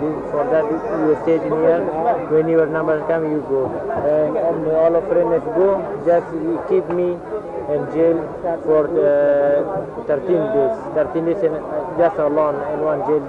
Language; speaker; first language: English; non-native, learner; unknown